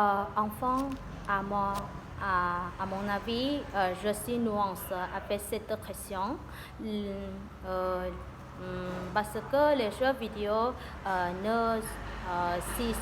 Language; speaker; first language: French; non-native, learner; Vietnamese